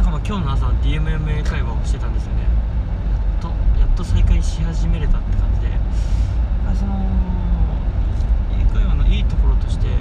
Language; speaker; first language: Japanese; native; Japanese